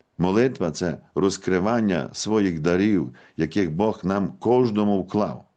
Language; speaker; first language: Ukrainian; native; Ukrainian